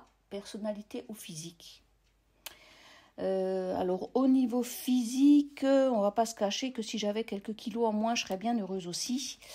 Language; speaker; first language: French; native; French